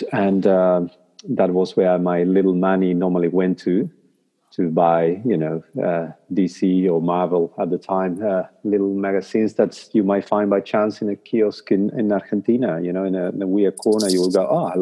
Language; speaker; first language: English; non-native, fluent; Spanish